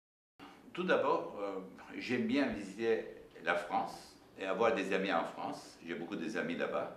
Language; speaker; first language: French; non-native, fluent; Turkish